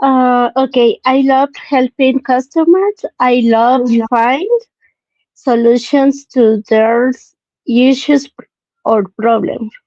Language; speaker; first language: English; non-native, learner; Spanish